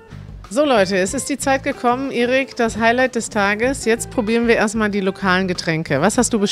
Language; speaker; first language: German; native; German